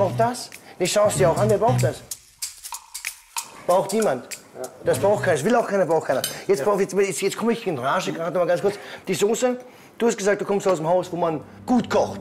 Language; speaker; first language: German; native; German